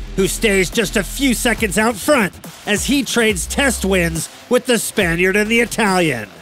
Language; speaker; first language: English; non-native, fluent; Portuguese